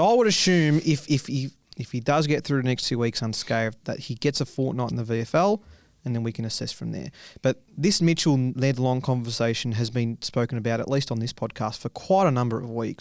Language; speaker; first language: English; native; English